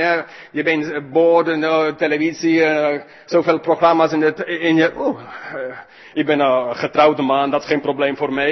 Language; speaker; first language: Dutch; non-native, fluent; English